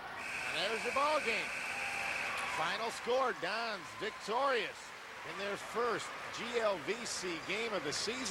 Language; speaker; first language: English; native; English